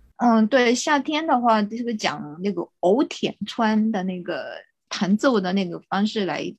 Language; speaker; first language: Chinese; non-native, fluent; Japanese